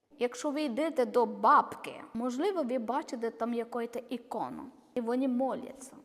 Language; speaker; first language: Ukrainian; non-native, learner; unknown